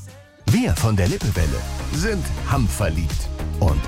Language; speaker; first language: German; native; German